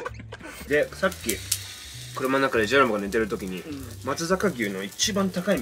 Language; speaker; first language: Japanese; native; Japanese